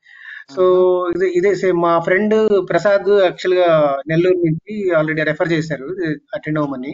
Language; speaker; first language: Telugu; native; Telugu